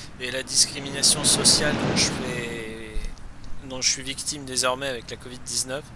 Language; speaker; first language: French; native; French